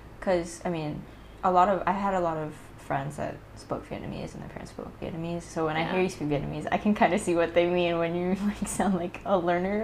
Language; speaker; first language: English; native; English